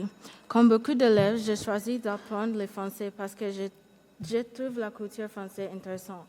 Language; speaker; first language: French; non-native, learner; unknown